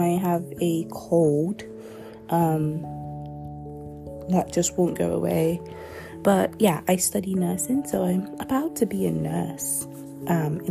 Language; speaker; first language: English; non-native, local second language; Yoruba